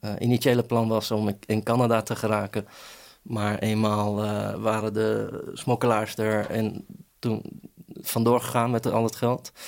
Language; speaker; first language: Dutch; early bilingual, other home language; Persian